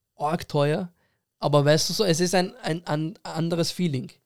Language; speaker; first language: German; early bilingual, other home language; Persian